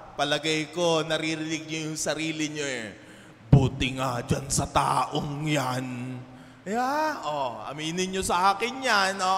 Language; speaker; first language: Filipino; native; Filipino